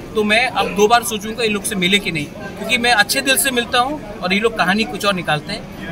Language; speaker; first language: Hindi; non-native, local second language; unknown